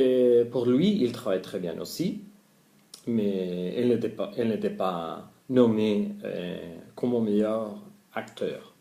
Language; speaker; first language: French; non-native, learner; Spanish